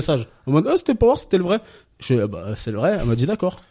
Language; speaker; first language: French; native; French